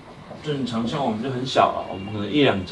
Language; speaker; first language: Chinese; native; Chinese